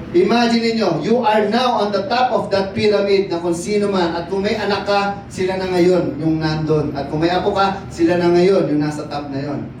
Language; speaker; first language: Filipino; native; Filipino